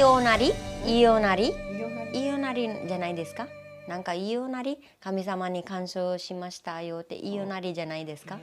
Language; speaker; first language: Japanese; non-native, learner; Hindi